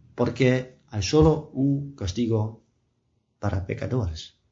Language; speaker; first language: Spanish; non-native, learner; Dutch